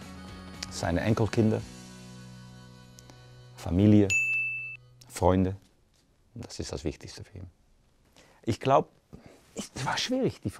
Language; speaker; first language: German; non-native, fluent; Dutch